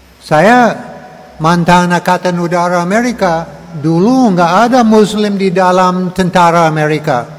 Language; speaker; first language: Indonesian; non-native, learner; English